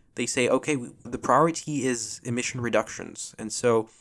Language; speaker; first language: English; non-native, fluent; French